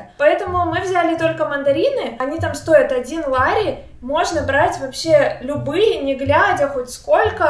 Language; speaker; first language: Russian; native; Russian